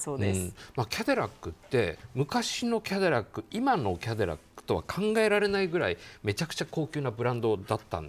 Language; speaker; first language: Japanese; native; Japanese